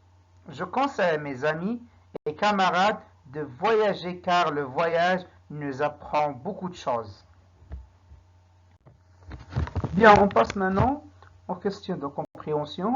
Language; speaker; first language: French; non-native, local second language; Arabic